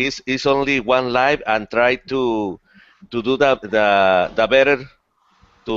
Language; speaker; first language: English; non-native, learner; Spanish